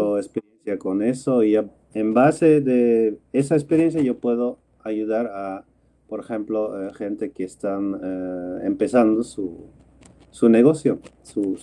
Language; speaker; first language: Spanish; non-native, fluent; Dutch